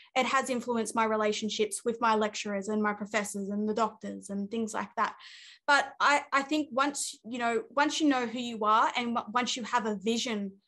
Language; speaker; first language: English; native; English